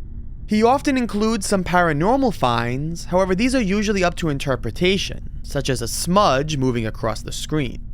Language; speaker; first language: English; native; English